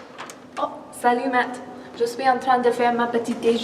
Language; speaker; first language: French; non-native, learner; English